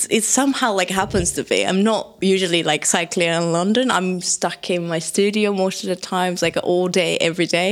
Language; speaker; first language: English; non-native, fluent; Japanese